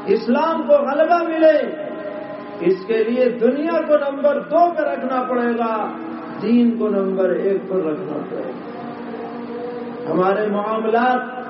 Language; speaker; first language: Urdu; native; Urdu